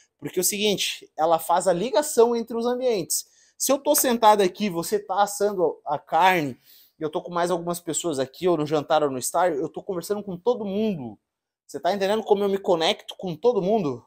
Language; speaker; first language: Portuguese; native; Portuguese